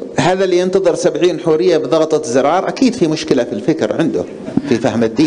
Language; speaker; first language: Arabic; native; Arabic